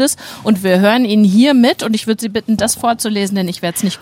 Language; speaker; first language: German; native; German